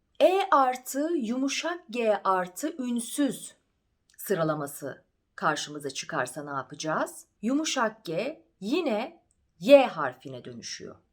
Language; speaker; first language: Turkish; native; Turkish